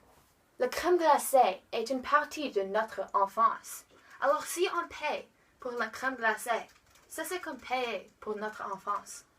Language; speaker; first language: French; non-native, learner; English